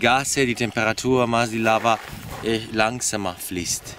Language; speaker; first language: German; non-native, learner; Spanish